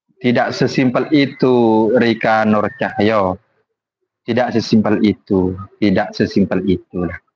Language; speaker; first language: Indonesian; non-native, local second language; Madurese